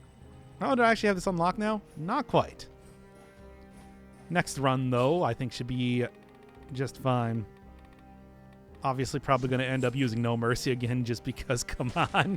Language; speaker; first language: English; native; English